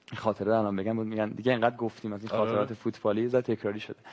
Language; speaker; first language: Persian; native; Persian